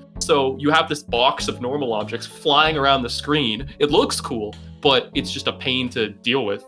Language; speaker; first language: English; native; English